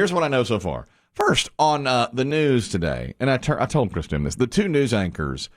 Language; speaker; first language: English; native; English